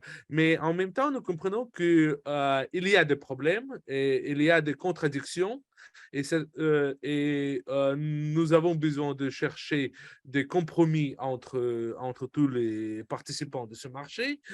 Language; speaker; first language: French; non-native, fluent; Russian